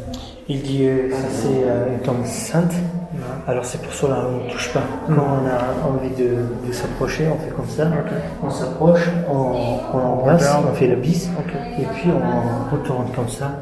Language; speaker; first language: French; non-native, fluent; Central Kurdish